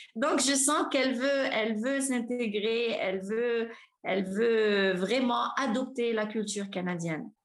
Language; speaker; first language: French; non-native, local second language; Arabic